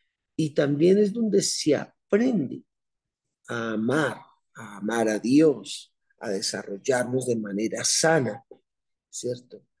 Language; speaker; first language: Spanish; native; Spanish